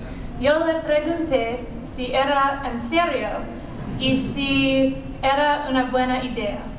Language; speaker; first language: Spanish; non-native, learner; English